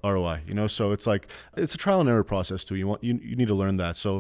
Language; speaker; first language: English; native; English